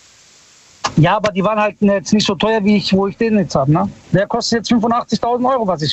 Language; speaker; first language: German; early bilingual, other home language; Italian